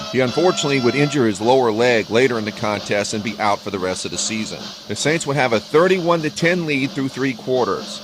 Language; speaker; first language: English; native; English